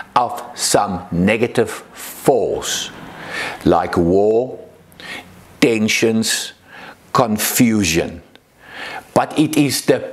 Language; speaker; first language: English; non-native, local second language; Afrikaans